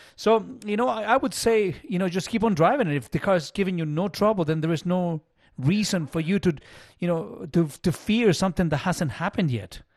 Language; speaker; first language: English; non-native, fluent; Spanish